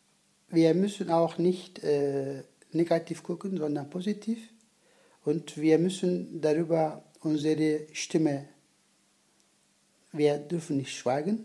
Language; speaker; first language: German; non-native, learner; Turkish